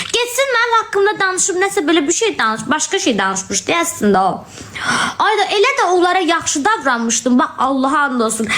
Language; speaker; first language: Azerbaijani; non-native, local second language; Talysh